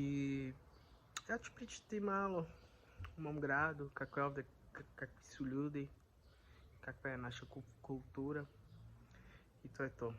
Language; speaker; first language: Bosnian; non-native, learner; Portuguese